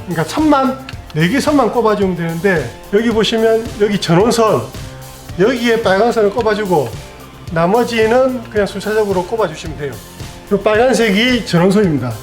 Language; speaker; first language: Korean; native; Korean